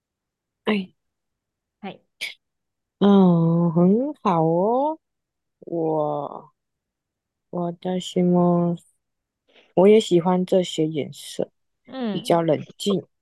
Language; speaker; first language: Chinese; non-native, learner; Japanese